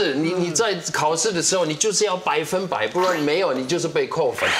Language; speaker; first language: Chinese; non-native, fluent; German